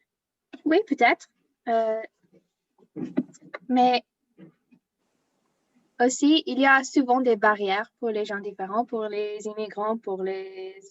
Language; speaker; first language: French; non-native, learner; English